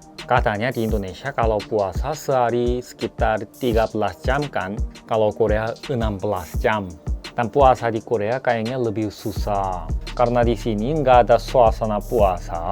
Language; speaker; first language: Indonesian; non-native, fluent; Korean